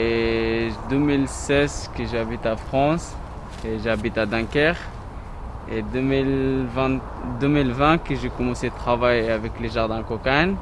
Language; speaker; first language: French; non-native, learner; Pashto